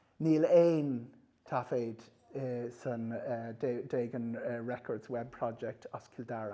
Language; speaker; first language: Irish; non-native, local second language; English